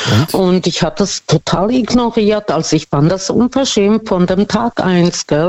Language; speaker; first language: German; non-native, fluent; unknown